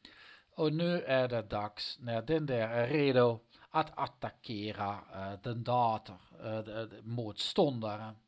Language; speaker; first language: Swedish; non-native, learner; Dutch